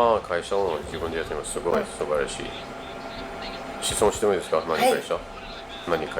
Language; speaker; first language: Japanese; non-native, learner; English